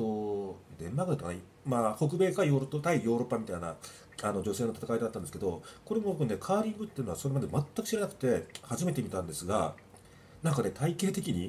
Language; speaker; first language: Japanese; native; Japanese